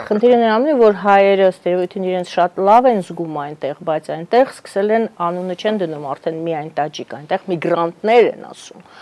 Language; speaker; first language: Armenian; native; Armenian